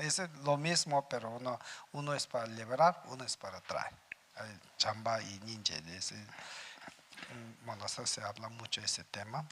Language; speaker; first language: Spanish; non-native, learner; Tibetan